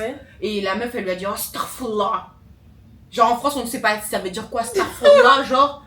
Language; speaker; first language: French; native; French